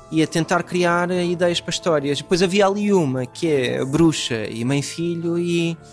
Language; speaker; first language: Portuguese; non-native, fluent; English